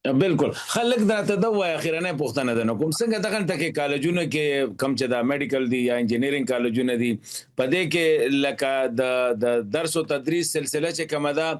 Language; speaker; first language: Pashto; native; Pashto